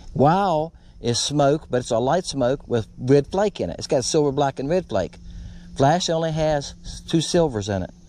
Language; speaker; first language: English; native; English